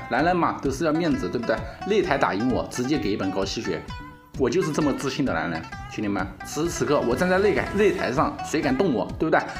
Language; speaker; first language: Chinese; native; Chinese